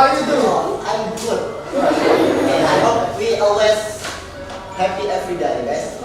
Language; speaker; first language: English; non-native, learner; Indonesian